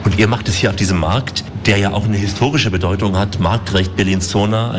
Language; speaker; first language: German; native; German